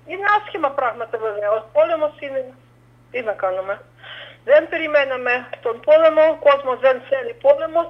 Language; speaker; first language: Greek; non-native, fluent; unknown